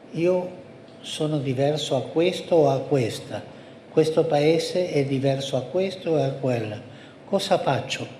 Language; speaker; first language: Italian; early bilingual, heritage; Spanish